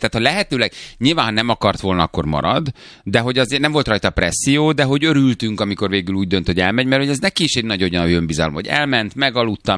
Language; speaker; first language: Hungarian; native; Hungarian